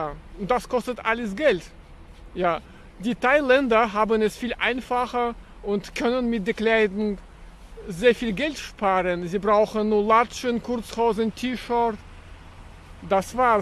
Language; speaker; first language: German; non-native, fluent; Russian